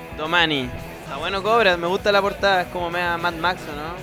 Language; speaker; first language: Spanish; native; Spanish